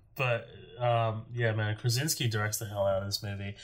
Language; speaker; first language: English; native; English